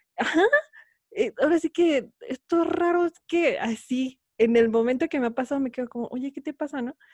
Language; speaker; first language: Spanish; native; Spanish